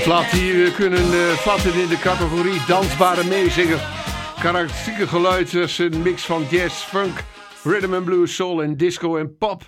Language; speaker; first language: Dutch; native; Dutch